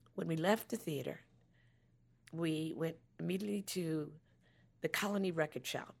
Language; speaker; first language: English; native; English